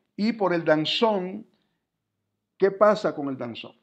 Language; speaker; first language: Spanish; native; Spanish